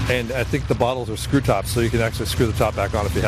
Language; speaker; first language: English; native; English